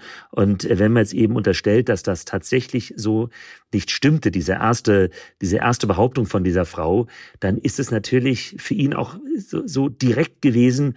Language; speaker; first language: German; native; German